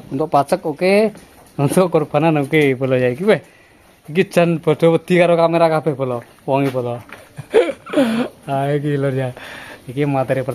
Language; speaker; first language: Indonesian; non-native, local second language; Javanese